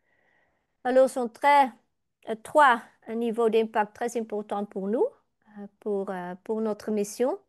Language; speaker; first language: French; non-native, learner; Dutch